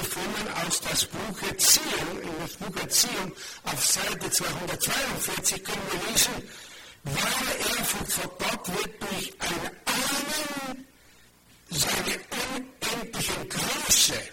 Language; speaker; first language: German; non-native, fluent; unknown